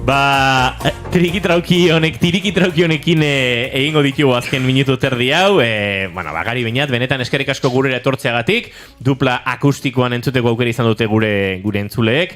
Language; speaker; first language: Basque; native; Basque